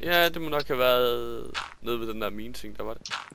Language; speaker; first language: Danish; native; Danish